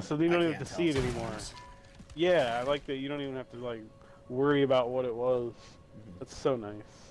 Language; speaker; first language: English; native; English